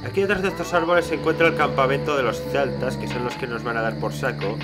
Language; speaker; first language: Spanish; native; Spanish